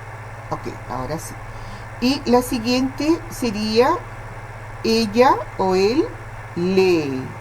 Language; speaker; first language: Spanish; non-native, fluent; Portuguese